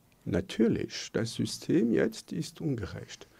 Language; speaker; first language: German; non-native, local second language; French